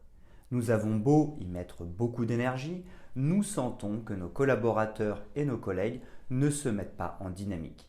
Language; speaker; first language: French; native; French